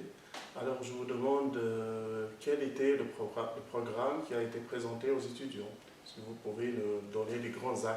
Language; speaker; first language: French; non-native, local second language; Arabic